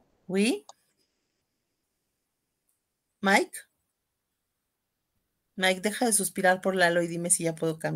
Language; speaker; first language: Spanish; native; Spanish